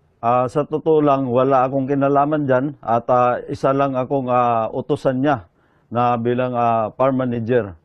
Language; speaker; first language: Filipino; native; Filipino